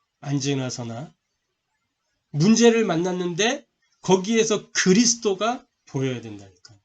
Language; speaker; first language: Korean; native; Korean